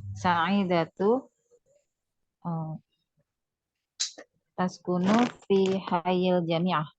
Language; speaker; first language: Arabic; non-native, learner; Indonesian